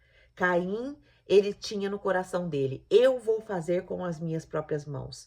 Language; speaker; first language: Portuguese; native; Portuguese